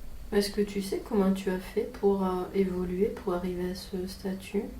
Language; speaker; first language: French; native; French